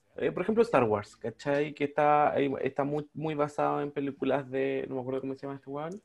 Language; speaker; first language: Spanish; native; Spanish